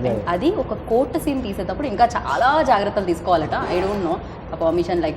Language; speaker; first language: Telugu; native; Telugu